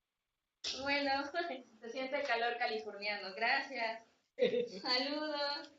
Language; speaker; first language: Spanish; native; Spanish